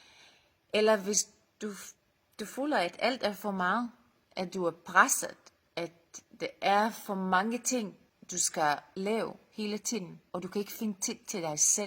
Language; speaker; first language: Danish; non-native, fluent; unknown